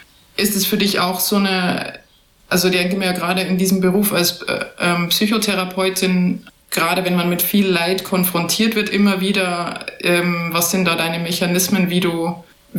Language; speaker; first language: German; native; German